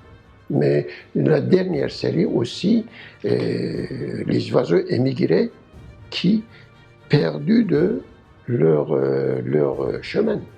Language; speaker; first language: French; non-native, learner; Turkish